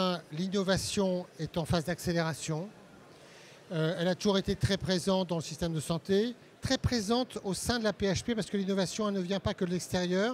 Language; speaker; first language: French; native; French